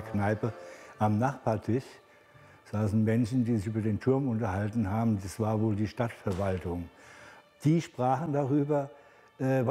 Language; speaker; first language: German; native; German